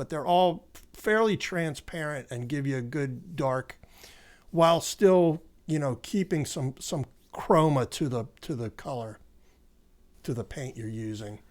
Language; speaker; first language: English; native; English